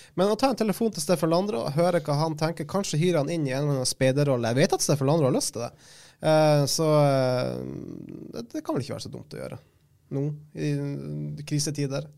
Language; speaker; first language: Norwegian; native; Norwegian